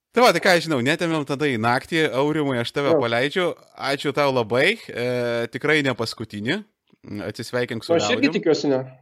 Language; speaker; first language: Lithuanian; native; Lithuanian